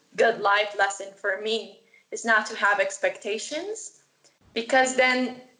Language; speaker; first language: English; non-native, fluent; Spanish